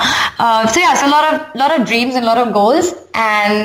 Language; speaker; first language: English; non-native, local second language; Hindi